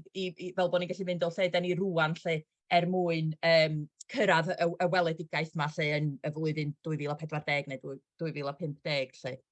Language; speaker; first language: Welsh; native; Welsh